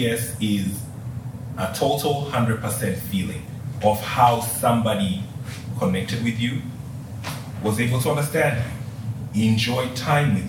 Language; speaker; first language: English; non-native, local second language; Swahili